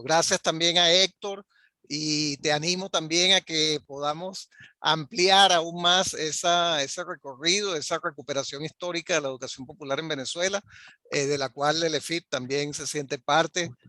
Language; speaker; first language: Spanish; native; Spanish